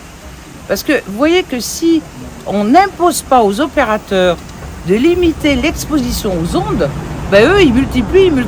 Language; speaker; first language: French; native; French